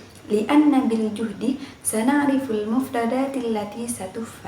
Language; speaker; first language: Arabic; non-native, learner; Indonesian